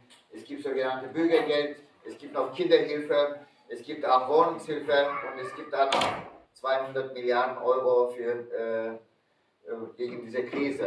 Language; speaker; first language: German; early bilingual, other home language; Turkish